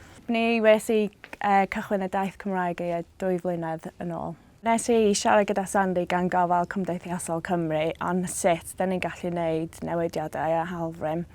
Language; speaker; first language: Welsh; non-native, learner; English